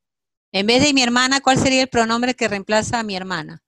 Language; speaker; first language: Spanish; native; Spanish